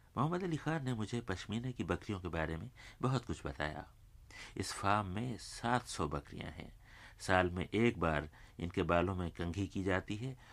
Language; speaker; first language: Urdu; native; Urdu